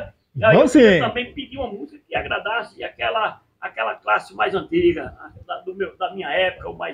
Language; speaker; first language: Portuguese; native; Portuguese